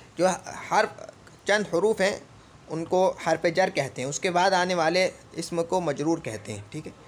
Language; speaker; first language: Urdu; native; Urdu